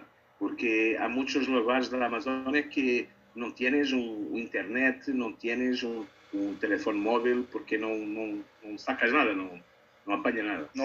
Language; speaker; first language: Spanish; non-native, learner; Portuguese